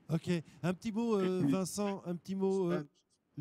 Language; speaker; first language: French; native; French